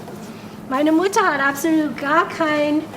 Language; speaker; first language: German; non-native, fluent; English